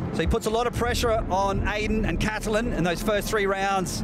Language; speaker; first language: English; native; English